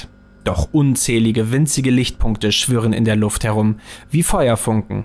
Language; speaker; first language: German; native; German